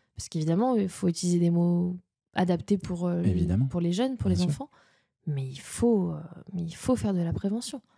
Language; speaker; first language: French; native; French